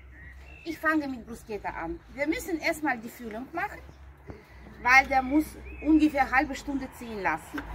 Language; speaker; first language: German; non-native, fluent; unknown